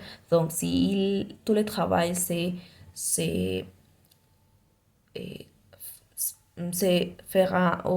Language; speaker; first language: French; non-native, learner; Spanish